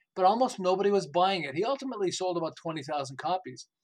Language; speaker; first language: English; native; English